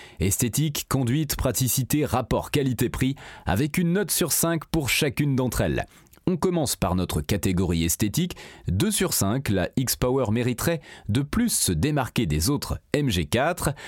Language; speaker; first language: French; native; French